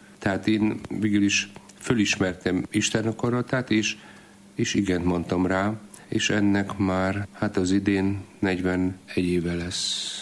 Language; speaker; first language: Hungarian; non-native, fluent; Polish